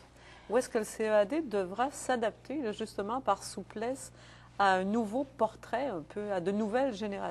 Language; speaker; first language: French; native; French